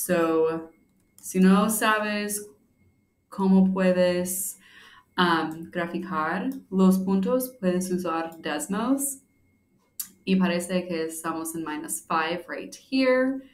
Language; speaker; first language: Spanish; non-native, fluent; English